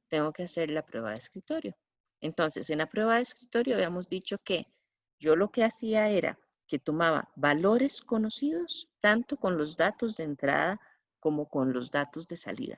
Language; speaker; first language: Spanish; native; Spanish